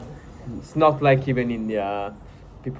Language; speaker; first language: English; non-native, fluent; Italian